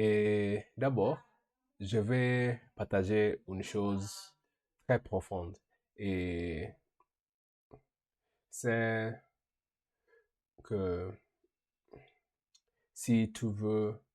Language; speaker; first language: French; non-native, learner; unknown